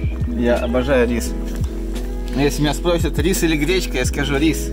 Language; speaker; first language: Russian; native; Russian